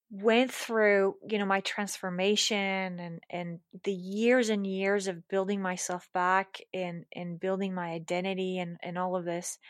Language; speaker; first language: English; non-native, fluent; German